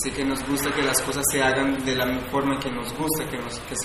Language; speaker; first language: Spanish; native; Spanish